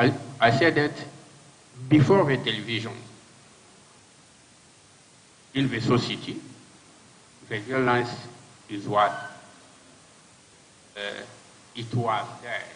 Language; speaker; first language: English; non-native, learner; French